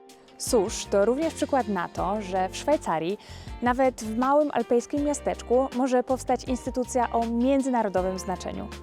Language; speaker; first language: Polish; native; Polish